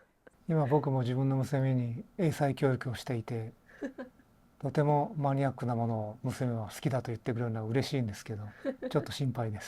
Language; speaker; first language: Japanese; native; Japanese